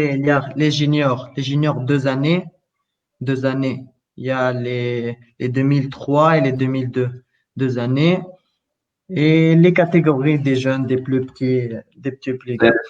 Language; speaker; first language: French; non-native, local second language; Arabic